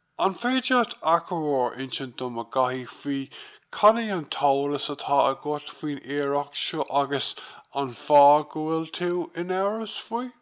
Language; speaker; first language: Irish; non-native, local second language; English